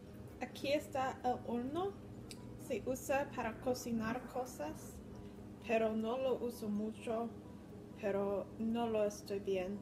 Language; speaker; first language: Spanish; non-native, learner; English